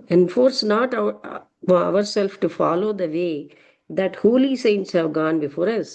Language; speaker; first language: English; non-native, local second language; Telugu